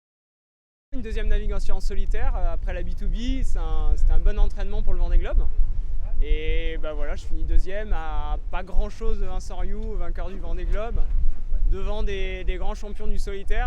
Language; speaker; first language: French; native; French